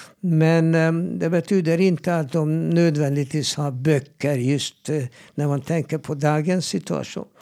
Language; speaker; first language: Swedish; non-native, fluent; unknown